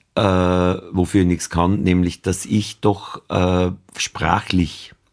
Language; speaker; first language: German; native; German